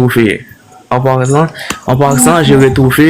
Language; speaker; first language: French; non-native, learner; Haitian Creole